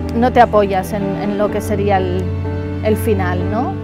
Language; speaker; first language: Spanish; native; Spanish